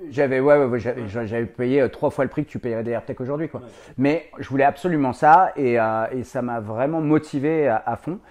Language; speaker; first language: French; native; French